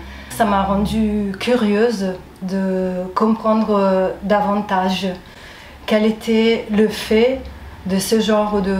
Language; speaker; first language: French; non-native, fluent; Italian